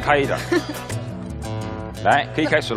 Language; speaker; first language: Chinese; native; Chinese